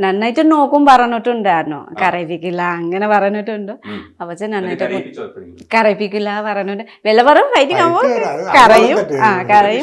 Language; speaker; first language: Malayalam; non-native, fluent; Nepali